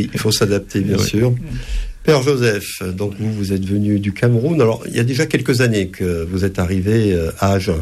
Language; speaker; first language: French; native; French